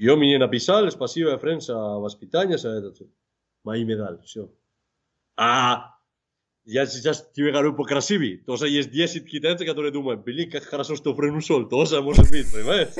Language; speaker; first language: Russian; non-native, fluent; Spanish